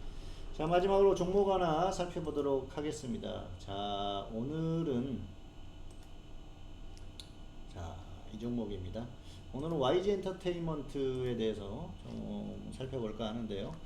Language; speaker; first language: Korean; native; Korean